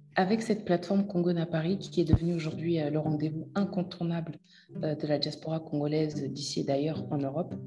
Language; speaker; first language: French; native; French